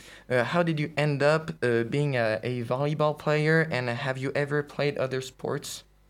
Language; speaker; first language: English; non-native, fluent; French